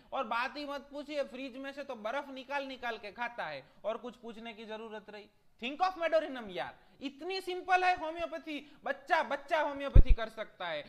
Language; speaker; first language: Hindi; non-native, local second language; Gujarati